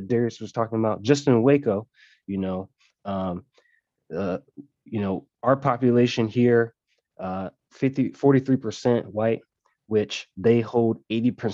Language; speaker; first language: English; native; English